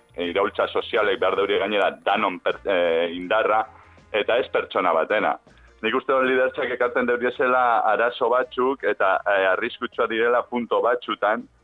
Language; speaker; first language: Basque; native; Basque